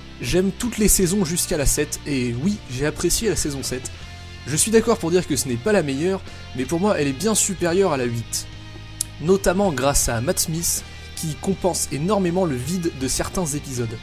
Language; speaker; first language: French; native; French